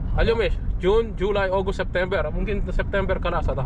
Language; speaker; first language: Arabic; non-native, learner; Filipino